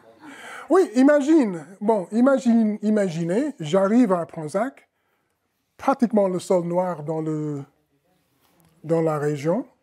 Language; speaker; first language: French; non-native, fluent; English